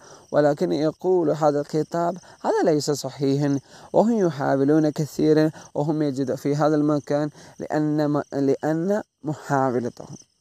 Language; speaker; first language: Arabic; non-native, learner; Malay